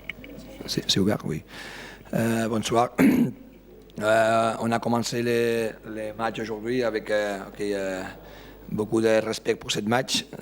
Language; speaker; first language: French; non-native, fluent; Spanish